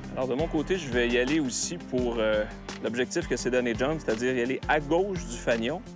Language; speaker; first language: French; native; French